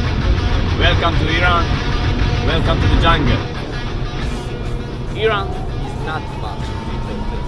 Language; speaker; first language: English; non-native, learner; Persian